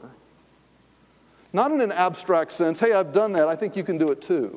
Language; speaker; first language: English; native; English